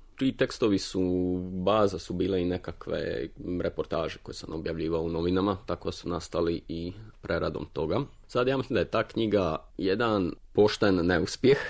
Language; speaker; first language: Croatian; native; Croatian